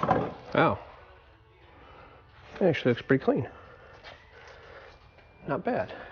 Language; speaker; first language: English; native; English